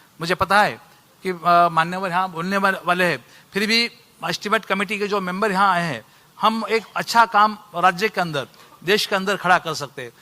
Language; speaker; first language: Hindi; non-native, local second language; Marathi